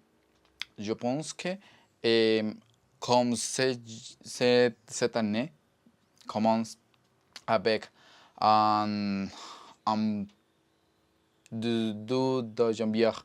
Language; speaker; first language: French; non-native, learner; Spanish